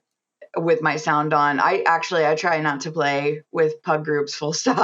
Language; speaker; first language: English; native; English